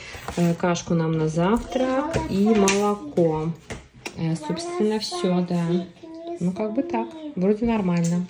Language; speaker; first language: Russian; native; Russian